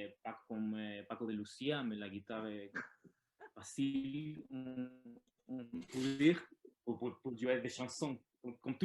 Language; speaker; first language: French; non-native, learner; Spanish